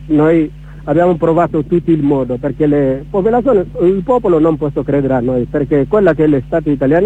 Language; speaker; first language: Italian; non-native, learner; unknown